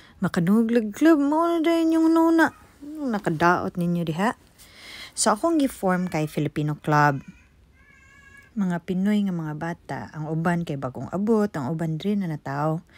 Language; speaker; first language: Cebuano; native; Cebuano